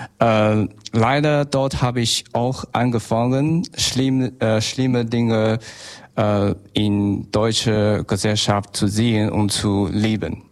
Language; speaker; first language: German; non-native, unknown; Vietnamese